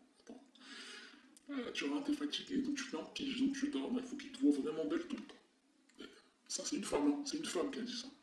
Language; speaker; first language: French; non-native, local second language; Arabic